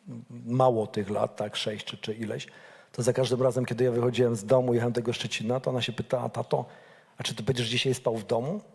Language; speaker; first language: Polish; native; Polish